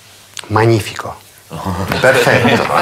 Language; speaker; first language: Italian; non-native, fluent; Russian